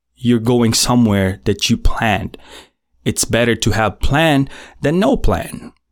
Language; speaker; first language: English; non-native, local second language; Filipino